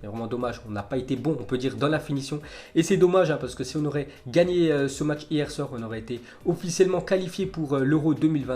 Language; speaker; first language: French; native; French